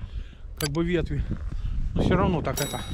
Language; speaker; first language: Russian; native; Russian